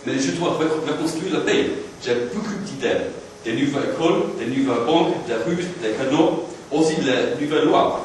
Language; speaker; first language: French; non-native, learner; English